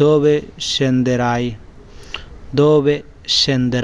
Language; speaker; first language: Italian; non-native, learner; Bangla